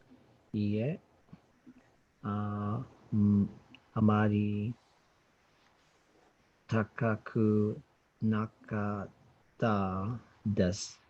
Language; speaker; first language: Japanese; non-native, learner; English